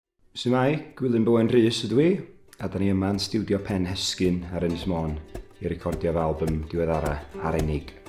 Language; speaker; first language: Welsh; native; Welsh